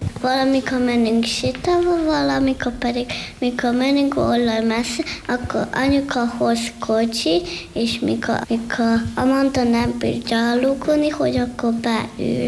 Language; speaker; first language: Hungarian; non-native, local second language; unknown